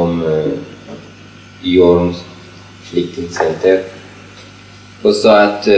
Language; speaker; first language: Swedish; non-native, learner; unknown